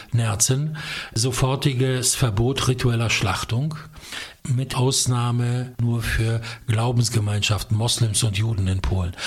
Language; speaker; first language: German; non-native, fluent; Polish